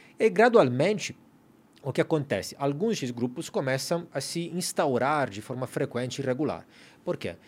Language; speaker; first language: Portuguese; non-native, fluent; Italian